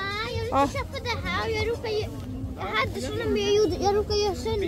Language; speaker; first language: Swedish; early bilingual, other home language; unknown